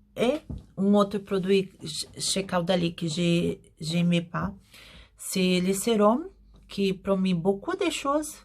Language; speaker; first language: French; non-native, learner; Portuguese